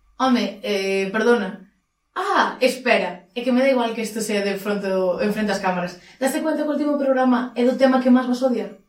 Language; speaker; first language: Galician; native; Galician